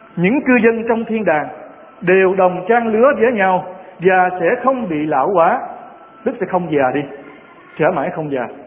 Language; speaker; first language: Vietnamese; non-native, local second language; Western Cham